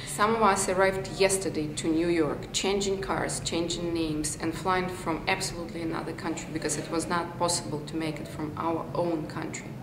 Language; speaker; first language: English; non-native, fluent; Belarusian